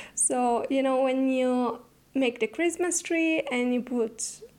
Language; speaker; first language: English; non-native, fluent; Italian